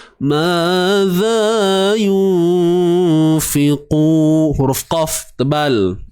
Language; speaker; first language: Malay; native; Malay